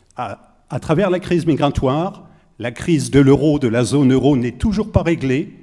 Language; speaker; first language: French; native; French